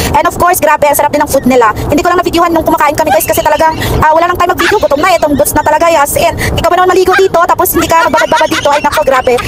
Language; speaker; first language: Filipino; non-native, local second language; Cebuano